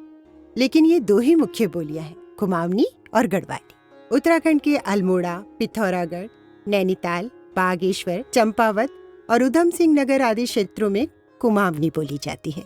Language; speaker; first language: Hindi; native; Hindi